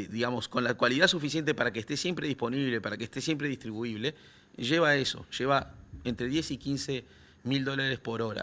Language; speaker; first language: Spanish; native; Spanish